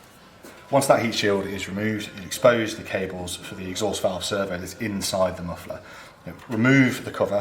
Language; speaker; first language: English; native; English